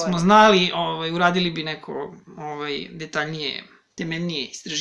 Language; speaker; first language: Serbian; native; Serbian